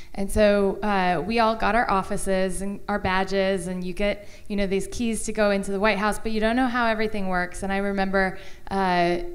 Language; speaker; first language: English; native; English